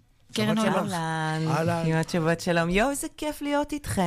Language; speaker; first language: Hebrew; native; Hebrew